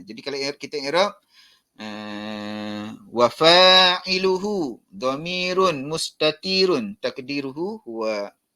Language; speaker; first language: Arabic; non-native, fluent; Malay